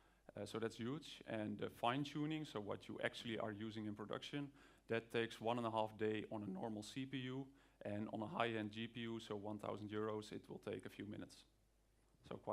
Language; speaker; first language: English; non-native, fluent; Dutch